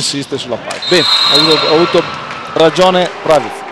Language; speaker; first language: Italian; native; Italian